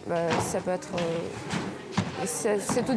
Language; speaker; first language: French; non-native, fluent; Ukrainian